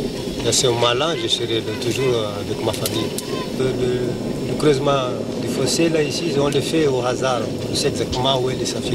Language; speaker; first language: French; non-native, local second language; Malagasy